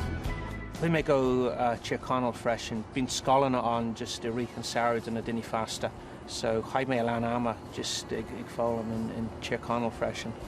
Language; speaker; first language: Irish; non-native, learner; English